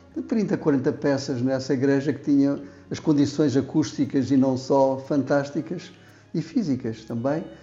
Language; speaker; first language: Portuguese; native; Portuguese